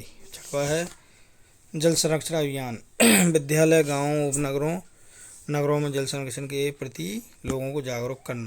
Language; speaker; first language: Hindi; native; Hindi